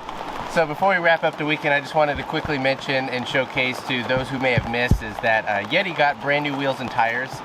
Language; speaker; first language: English; native; English